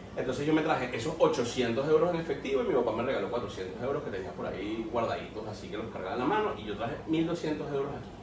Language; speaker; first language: Spanish; native; Spanish